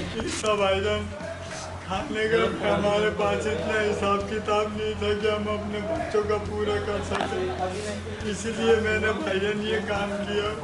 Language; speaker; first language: Hindi; non-native, local second language; Punjabi